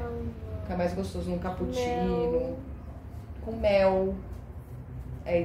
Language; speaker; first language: Portuguese; native; Portuguese